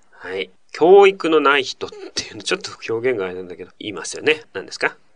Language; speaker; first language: Japanese; native; Japanese